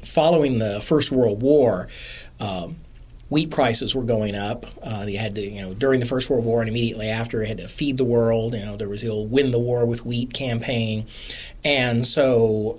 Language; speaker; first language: English; native; English